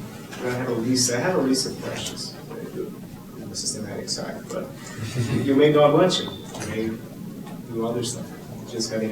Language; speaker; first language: English; non-native, fluent; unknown